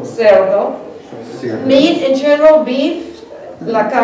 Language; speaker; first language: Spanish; non-native, fluent; English